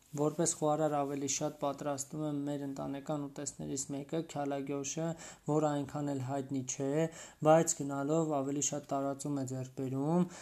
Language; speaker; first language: Armenian; native; Armenian